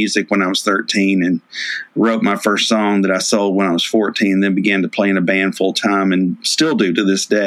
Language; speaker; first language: English; native; English